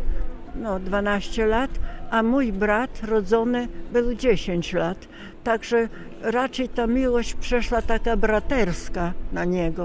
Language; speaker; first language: Polish; non-native, local second language; Ukrainian